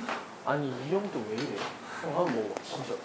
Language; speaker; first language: Korean; native; Korean